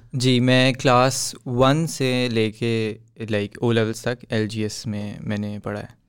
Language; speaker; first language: Urdu; native; Urdu